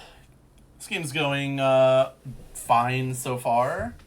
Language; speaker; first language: English; native; English